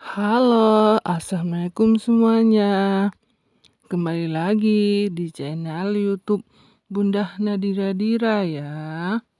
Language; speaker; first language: Indonesian; non-native, local second language; Buginese